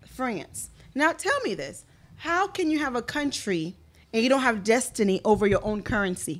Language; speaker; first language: English; early bilingual, other home language; Haitian Creole